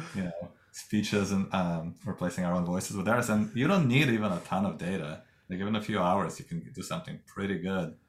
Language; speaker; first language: English; non-native, fluent; Russian